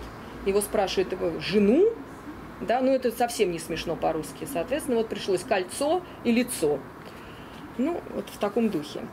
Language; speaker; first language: Russian; native; Russian